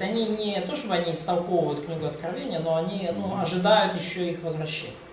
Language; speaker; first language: Russian; native; Russian